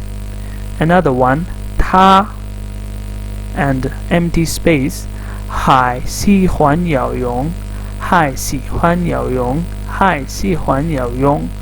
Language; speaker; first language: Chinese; non-native, fluent; Urdu